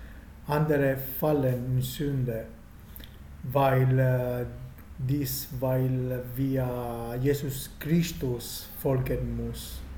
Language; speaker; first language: German; non-native, fluent; Italian